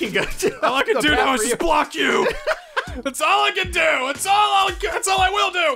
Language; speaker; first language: English; native; English